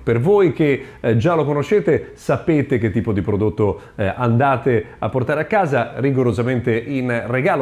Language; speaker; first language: Italian; native; Italian